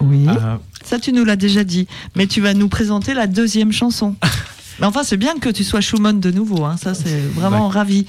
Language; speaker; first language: French; native; French